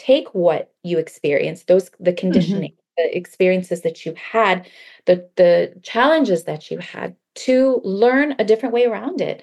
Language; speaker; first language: English; early bilingual, other home language; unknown